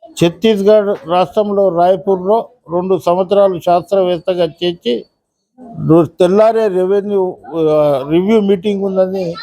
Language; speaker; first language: Telugu; non-native, local second language; Lambadi